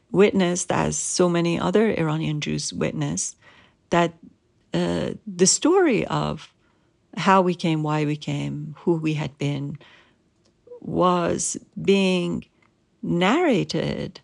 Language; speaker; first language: English; non-native, fluent; Persian